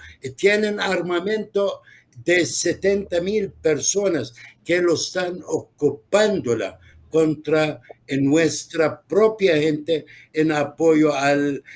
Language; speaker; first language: Spanish; non-native, fluent; Arabic